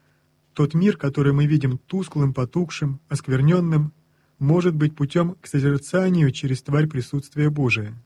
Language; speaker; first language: Russian; native; Russian